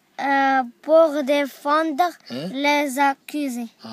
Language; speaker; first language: French; non-native, learner; Arabic